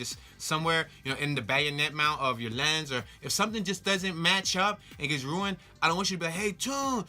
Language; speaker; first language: English; native; English